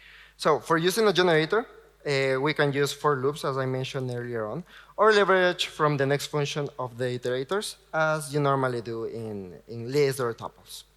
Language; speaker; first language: English; non-native, fluent; Spanish